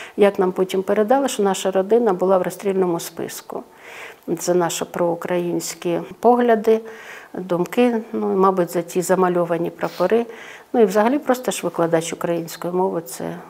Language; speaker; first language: Ukrainian; non-native, local second language; Russian